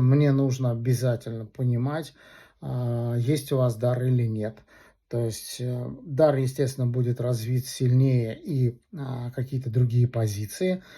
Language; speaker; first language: Russian; native; Russian